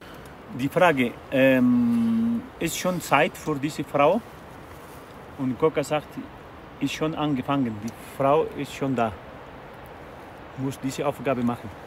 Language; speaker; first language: German; non-native, learner; Spanish